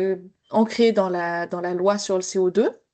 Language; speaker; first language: French; native; French